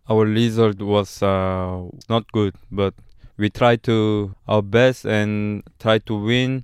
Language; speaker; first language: English; non-native, learner; Korean